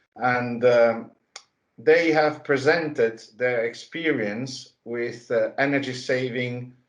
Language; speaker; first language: English; non-native, fluent; Italian